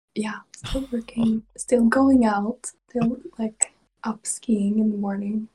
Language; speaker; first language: English; non-native, fluent; Swedish